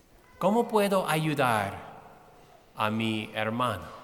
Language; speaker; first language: Spanish; non-native, fluent; English